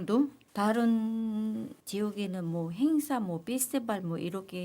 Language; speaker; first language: Korean; non-native, learner; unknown